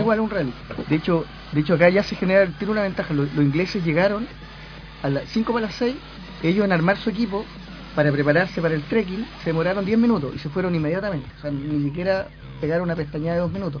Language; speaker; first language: Spanish; native; Spanish